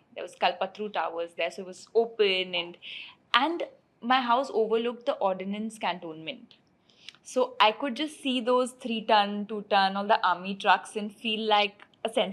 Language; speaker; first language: English; non-native, local second language; Hindi